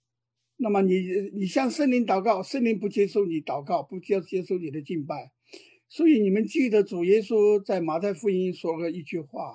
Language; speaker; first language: Chinese; native; Chinese